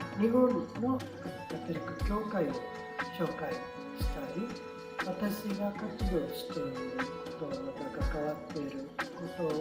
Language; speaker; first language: Japanese; non-native, learner; Tamil